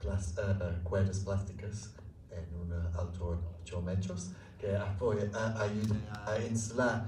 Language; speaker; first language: Spanish; non-native, fluent; English